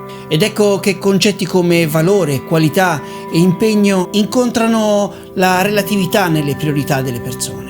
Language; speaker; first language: Italian; native; Italian